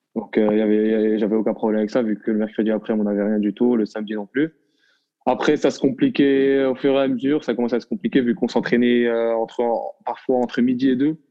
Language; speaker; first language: French; non-native, local second language; Arabic